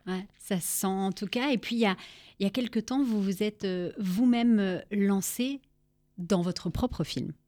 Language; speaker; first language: French; native; French